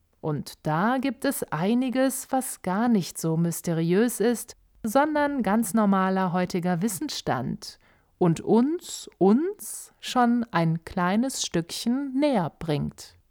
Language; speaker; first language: German; native; German